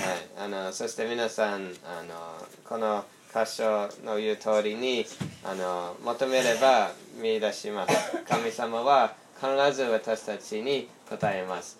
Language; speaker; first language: Japanese; non-native, fluent; English